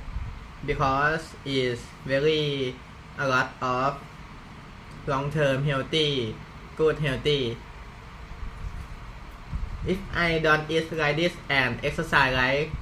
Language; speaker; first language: English; non-native, learner; Thai